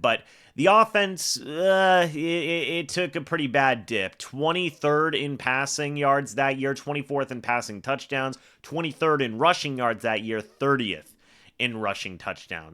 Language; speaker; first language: English; native; English